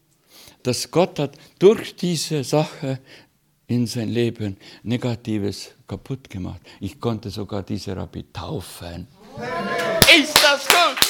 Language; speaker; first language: German; non-native, fluent; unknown